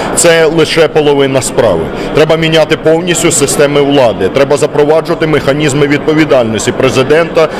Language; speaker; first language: Ukrainian; native; Ukrainian